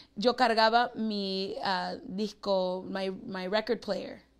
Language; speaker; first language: Spanish; early bilingual, heritage; Spanish